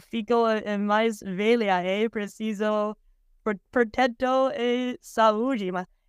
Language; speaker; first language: Portuguese; non-native, learner; English